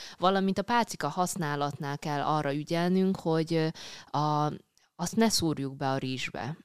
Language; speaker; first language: Hungarian; early bilingual, other home language; Chinese